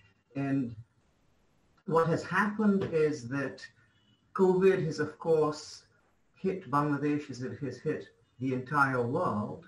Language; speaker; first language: English; non-native, local second language; Bangla